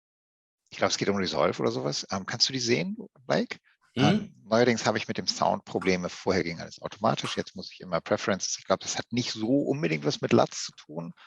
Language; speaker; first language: German; native; German